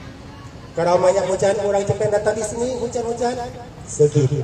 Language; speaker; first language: Indonesian; non-native, learner; Thai